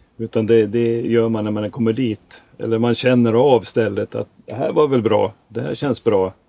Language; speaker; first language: Swedish; native; Swedish